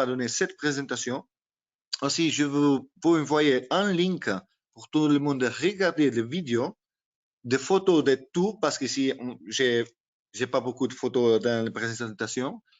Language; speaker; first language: French; non-native, learner; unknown